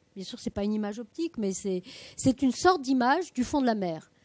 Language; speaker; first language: French; native; French